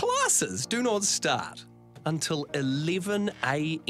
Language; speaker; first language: English; native; English